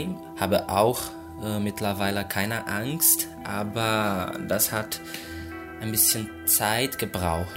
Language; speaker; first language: German; non-native, fluent; Portuguese